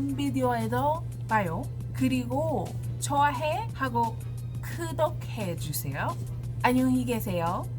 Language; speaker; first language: Korean; non-native, learner; English